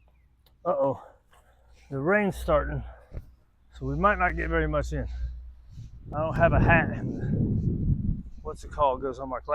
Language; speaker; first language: English; native; English